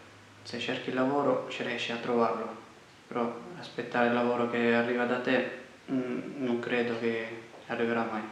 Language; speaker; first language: Italian; non-native, fluent; Arabic